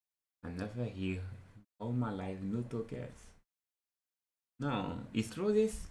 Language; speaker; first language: English; non-native, fluent; French